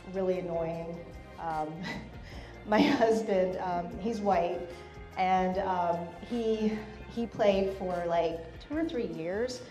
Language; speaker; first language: English; native; English